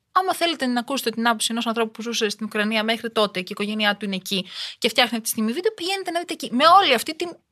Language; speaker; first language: Greek; early bilingual, other home language; Albanian